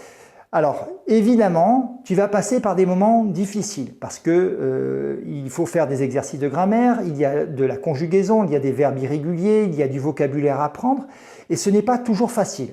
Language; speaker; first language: French; native; French